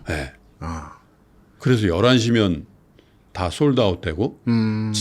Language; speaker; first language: Korean; native; Korean